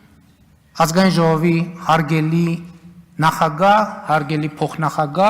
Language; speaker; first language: Armenian; native; Armenian